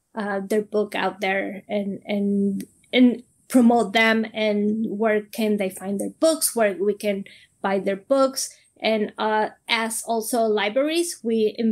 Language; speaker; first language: English; non-native, fluent; Spanish